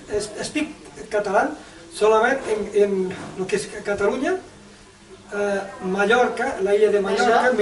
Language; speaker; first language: Spanish; non-native, local second language; Catalan